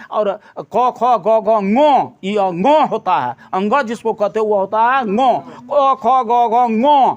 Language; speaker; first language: Hindi; native; Hindi